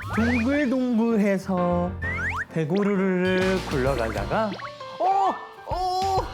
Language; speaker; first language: Korean; non-native, fluent; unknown